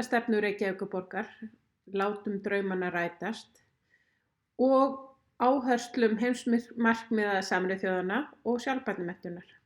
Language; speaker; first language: Icelandic; native; Icelandic